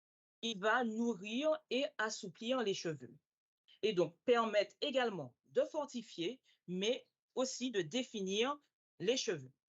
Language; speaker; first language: French; native; French